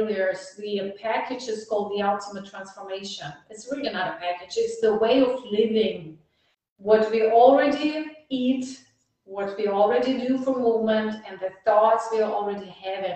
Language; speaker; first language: English; non-native, fluent; Russian